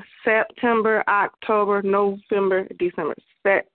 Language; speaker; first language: English; native; English